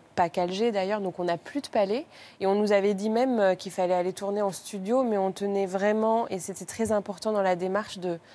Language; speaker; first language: French; non-native, local second language; Arabic